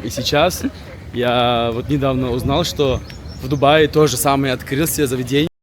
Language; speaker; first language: Russian; non-native, fluent; Turkish